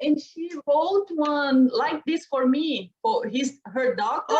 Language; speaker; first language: English; non-native, learner; Portuguese